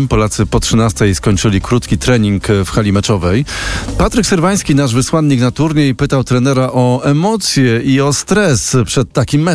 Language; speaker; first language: Polish; native; Polish